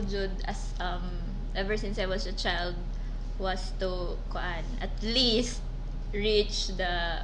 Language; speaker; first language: English; non-native, local second language; Cebuano